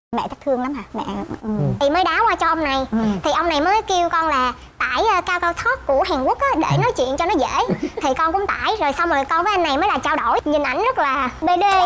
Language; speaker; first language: Vietnamese; native; Vietnamese